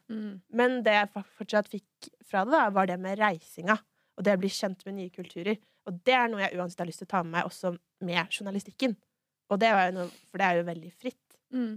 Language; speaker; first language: Norwegian; native; Norwegian